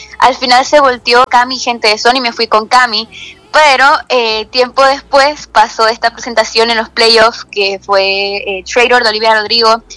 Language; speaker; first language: Spanish; native; Spanish